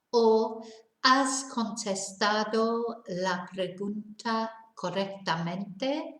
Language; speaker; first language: Spanish; non-native, fluent; English